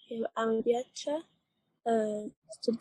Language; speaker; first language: Italian; non-native, learner; Arabic